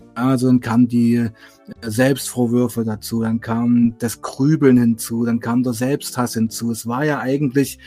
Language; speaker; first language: German; native; German